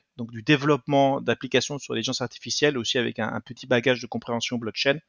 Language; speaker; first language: French; early bilingual, other home language; Spanish